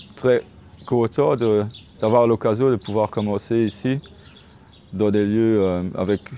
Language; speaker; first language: French; native; French